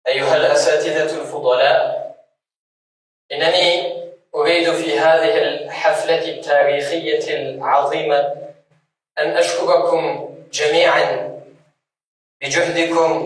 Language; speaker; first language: Arabic; non-native, fluent; French